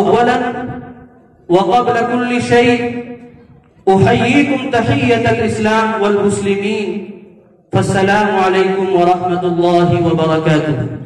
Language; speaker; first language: Arabic; non-native, fluent; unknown